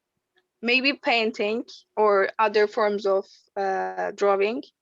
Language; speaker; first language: English; non-native, learner; Turkish